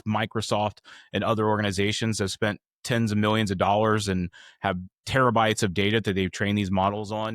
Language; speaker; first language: English; native; English